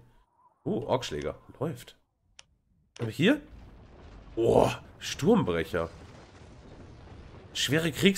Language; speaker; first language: German; native; German